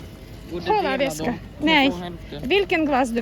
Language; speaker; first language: Swedish; non-native, learner; Russian